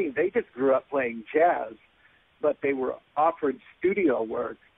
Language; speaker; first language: English; native; English